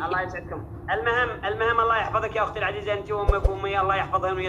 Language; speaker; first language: Arabic; native; Arabic